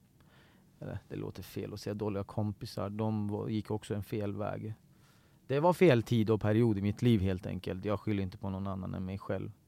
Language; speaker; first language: Swedish; early bilingual, other home language; Persian